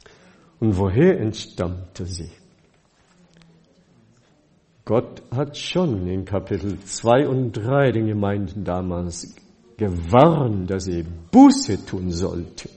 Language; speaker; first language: German; non-native, fluent; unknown